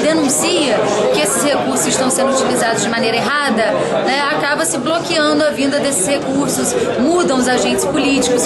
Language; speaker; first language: Portuguese; native; Portuguese